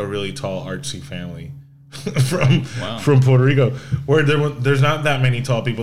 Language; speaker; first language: English; non-native, fluent; Spanish